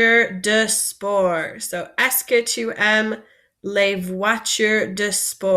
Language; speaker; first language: French; non-native, fluent; English